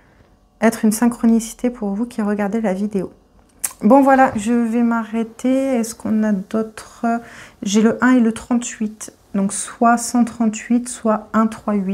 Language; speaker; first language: French; native; French